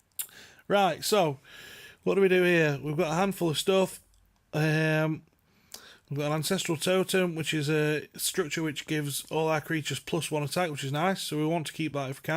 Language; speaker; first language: English; native; English